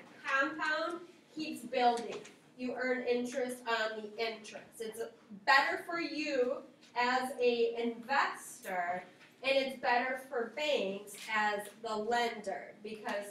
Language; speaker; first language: English; native; English